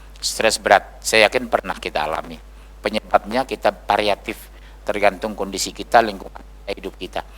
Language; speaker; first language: Indonesian; native; Indonesian